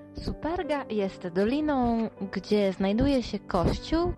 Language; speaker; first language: Polish; early bilingual, other home language; Italian